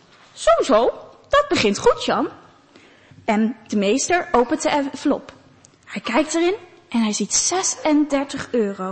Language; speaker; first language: Dutch; native; Dutch